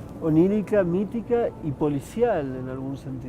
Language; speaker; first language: Spanish; native; Spanish